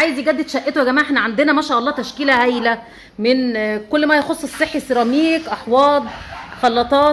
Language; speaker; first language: Arabic; native; Arabic